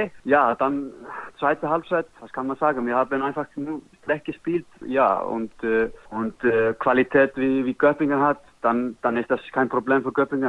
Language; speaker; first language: German; non-native, learner; Icelandic